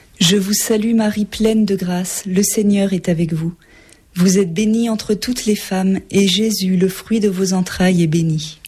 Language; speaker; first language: French; native; French